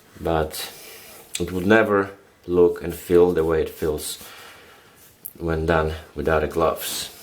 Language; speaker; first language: English; non-native, fluent; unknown